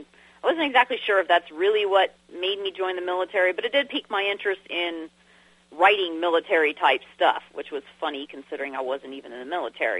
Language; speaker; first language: English; native; English